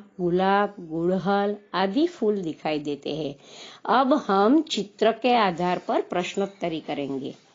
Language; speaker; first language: Hindi; non-native, local second language; Gujarati